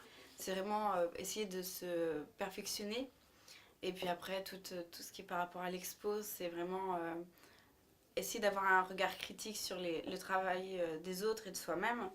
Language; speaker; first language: French; native; French